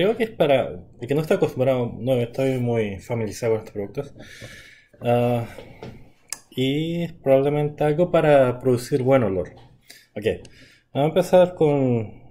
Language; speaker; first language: Spanish; non-native, fluent; Korean